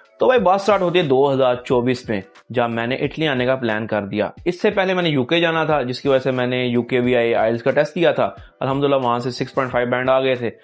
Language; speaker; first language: Urdu; non-native, local second language; Punjabi